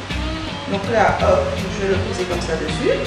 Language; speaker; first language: French; native; French